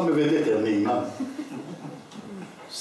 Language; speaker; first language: Italian; non-native, fluent; Arabic